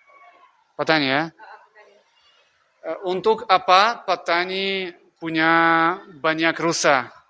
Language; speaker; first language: Indonesian; non-native, learner; Russian